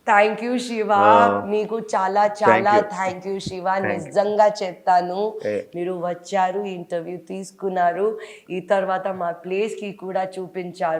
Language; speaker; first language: Telugu; non-native, local second language; Hindi